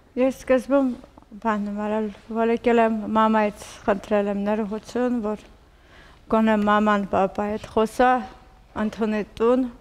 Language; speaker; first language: Armenian; native; Armenian